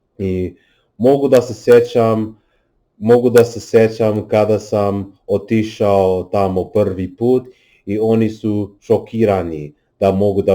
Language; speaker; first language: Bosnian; non-native, learner; English